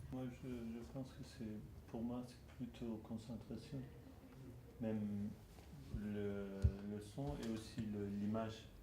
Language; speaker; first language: French; non-native, learner; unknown